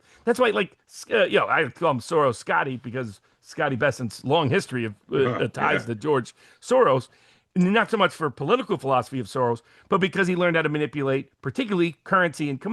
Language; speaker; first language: English; native; English